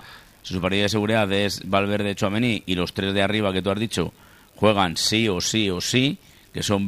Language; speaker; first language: Spanish; native; Spanish